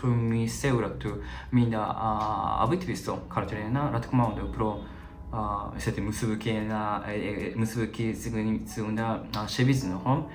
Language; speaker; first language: Georgian; non-native, fluent; Japanese